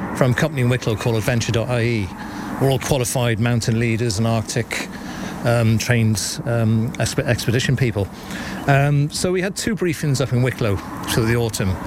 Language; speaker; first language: English; native; English